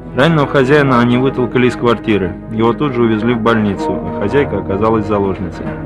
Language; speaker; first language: Russian; native; Russian